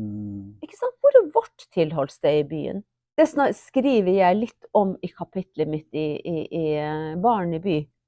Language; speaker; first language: Norwegian; non-native, local second language; Northern Sami